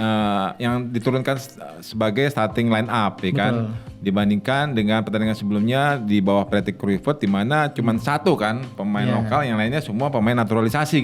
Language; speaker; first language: Indonesian; native; Indonesian